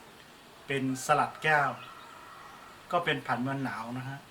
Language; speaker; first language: Thai; non-native, local second language; Hmong